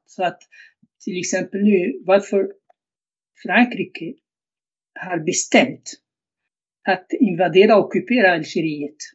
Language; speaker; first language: Swedish; non-native, fluent; Arabic